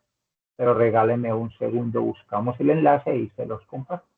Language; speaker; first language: Spanish; native; Spanish